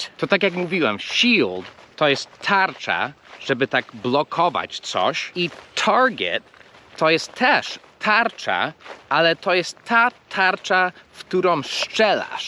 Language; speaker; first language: Polish; early bilingual, heritage; English